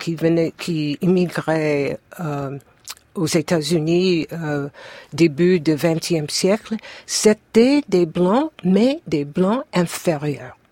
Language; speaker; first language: French; non-native, fluent; English